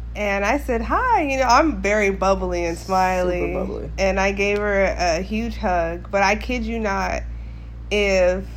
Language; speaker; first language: English; native; English